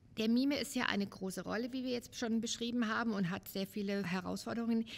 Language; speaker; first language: German; native; German